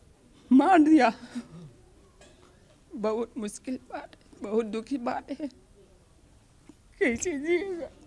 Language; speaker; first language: Hindi; non-native, local second language; Manipuri